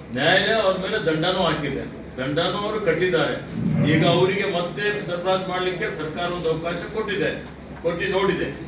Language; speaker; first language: Kannada; native; Kannada